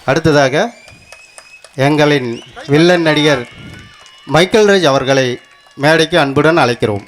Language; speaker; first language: Tamil; native; Tamil